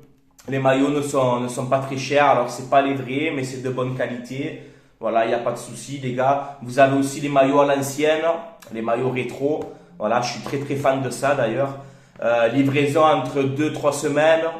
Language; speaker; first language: French; native; French